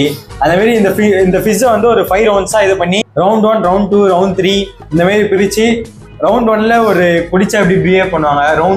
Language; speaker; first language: Tamil; native; Tamil